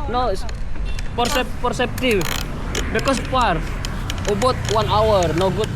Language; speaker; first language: English; non-native, learner; Indonesian